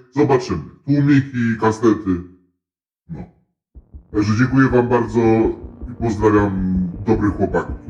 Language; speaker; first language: Polish; native; Polish